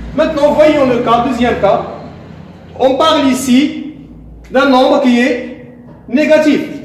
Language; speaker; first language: French; non-native, local second language; Arabic